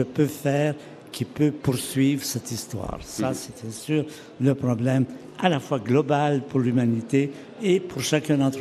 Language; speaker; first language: French; native; French